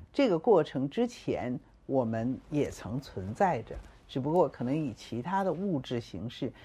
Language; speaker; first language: Chinese; native; Chinese